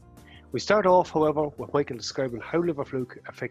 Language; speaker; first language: English; native; English